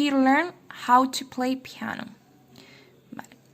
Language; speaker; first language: English; non-native, fluent; Spanish